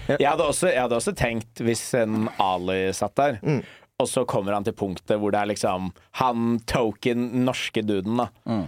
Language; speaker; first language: Norwegian; early bilingual, other home language; English